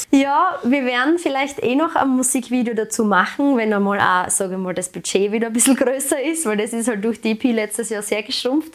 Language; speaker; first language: German; native; German